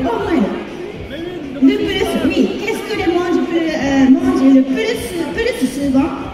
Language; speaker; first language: French; non-native, learner; Japanese